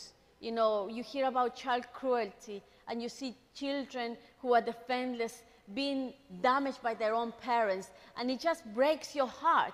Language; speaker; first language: English; non-native, fluent; Spanish